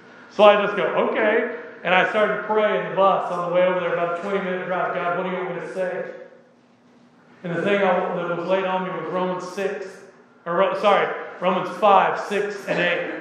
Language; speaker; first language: English; native; English